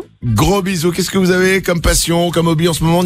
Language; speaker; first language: French; native; French